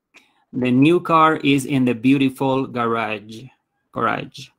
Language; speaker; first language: English; non-native, fluent; Spanish